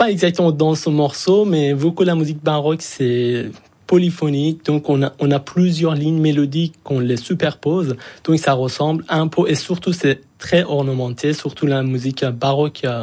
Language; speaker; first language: French; non-native, fluent; Persian